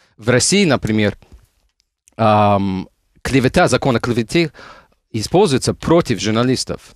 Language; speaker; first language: Russian; non-native, fluent; English